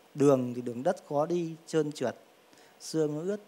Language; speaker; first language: Vietnamese; native; Vietnamese